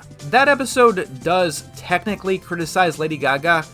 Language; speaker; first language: English; native; English